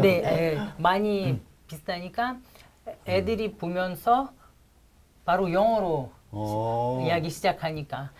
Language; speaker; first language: Korean; non-native, fluent; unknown